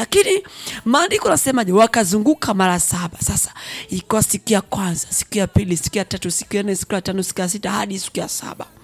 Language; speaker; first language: Swahili; non-native, local second language; Rundi